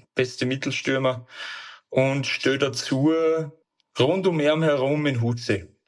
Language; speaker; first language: German; native; German